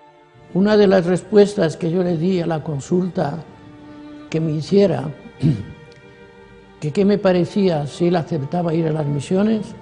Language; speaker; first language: Spanish; native; Spanish